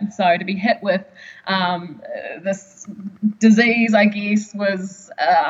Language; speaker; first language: English; native; English